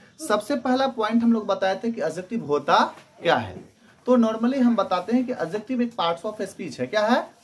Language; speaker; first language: Hindi; native; Hindi